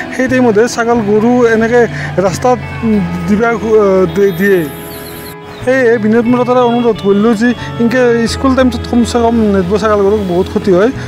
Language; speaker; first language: Assamese; non-native, local second language; Bangla